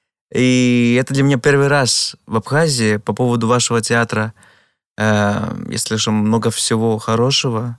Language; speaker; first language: Russian; non-native, fluent; Greek